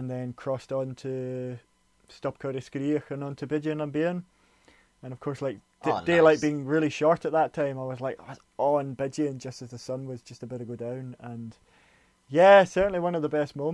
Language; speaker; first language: English; native; English